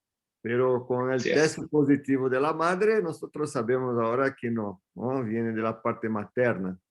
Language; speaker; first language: Spanish; non-native, fluent; Portuguese